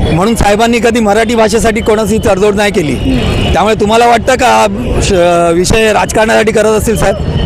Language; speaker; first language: Marathi; non-native, local second language; Urdu